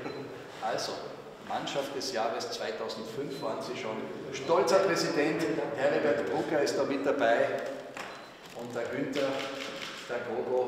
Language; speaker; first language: German; native; German